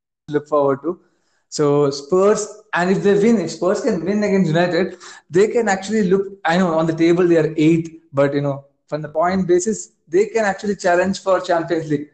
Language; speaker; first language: English; non-native, local second language; Malayalam